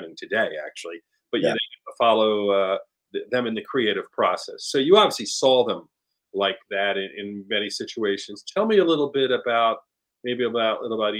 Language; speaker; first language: English; native; English